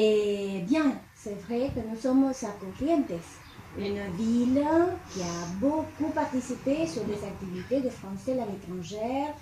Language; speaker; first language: French; non-native, fluent; Spanish